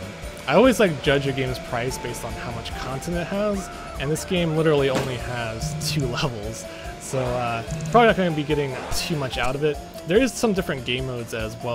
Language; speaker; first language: English; native; English